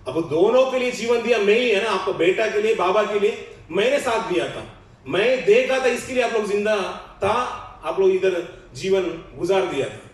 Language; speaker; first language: Hindi; non-native, local second language; Telugu